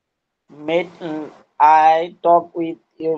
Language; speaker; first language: English; non-native, learner; Bangla